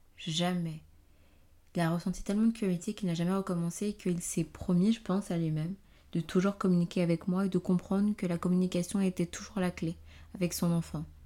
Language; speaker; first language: French; native; French